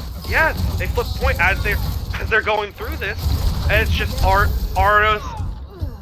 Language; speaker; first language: English; native; English